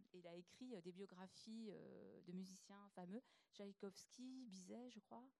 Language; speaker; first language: French; native; French